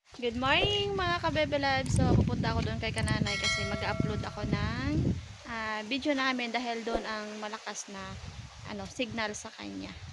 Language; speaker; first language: Filipino; non-native, local second language; Hiligaynon